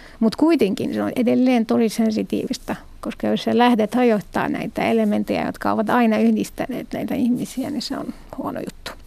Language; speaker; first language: Finnish; non-native, fluent; Arabic